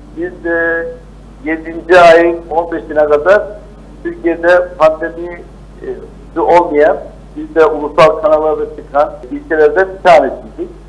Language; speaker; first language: Turkish; native; Turkish